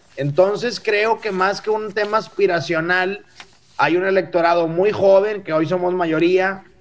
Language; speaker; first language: Spanish; native; Spanish